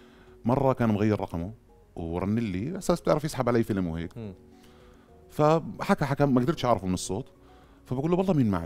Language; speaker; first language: Arabic; native; Arabic